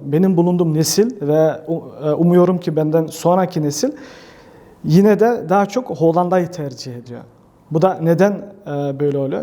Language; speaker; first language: Turkish; early bilingual, heritage; Turkish